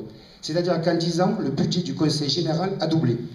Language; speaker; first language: French; native; French